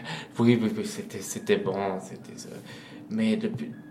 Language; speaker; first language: French; non-native, fluent; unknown